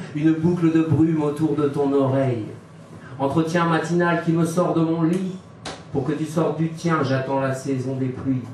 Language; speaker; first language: French; native; French